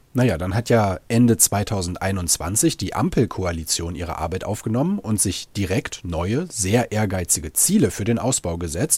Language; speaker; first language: German; native; German